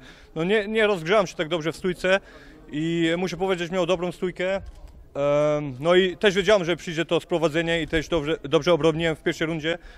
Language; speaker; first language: Polish; early bilingual, heritage; Polish